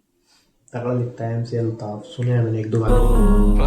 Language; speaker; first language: Hindi; native; Hindi